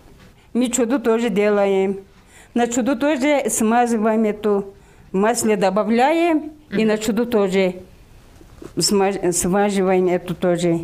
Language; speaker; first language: Russian; non-native, local second language; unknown